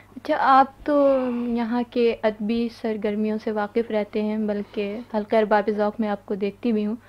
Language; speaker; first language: Urdu; native; Urdu